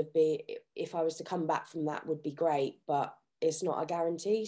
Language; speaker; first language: English; native; English